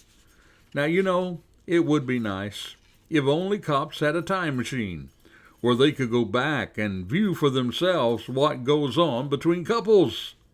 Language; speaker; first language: English; native; English